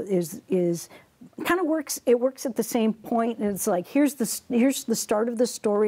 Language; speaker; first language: English; native; English